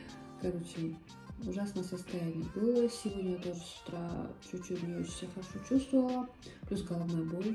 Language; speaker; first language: Russian; native; Russian